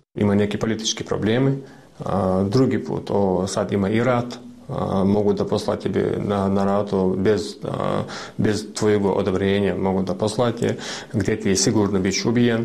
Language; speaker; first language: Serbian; non-native, learner; Chechen